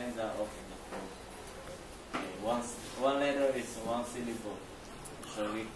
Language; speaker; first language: English; non-native, learner; Chinese